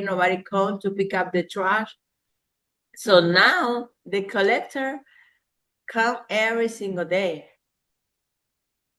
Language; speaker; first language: English; non-native, learner; Spanish